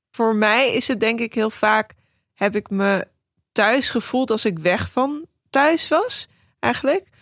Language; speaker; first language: Dutch; early bilingual, other home language; Persian